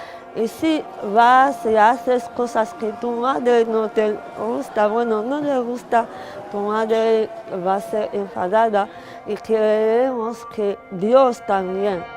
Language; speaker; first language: Spanish; non-native, learner; Arabic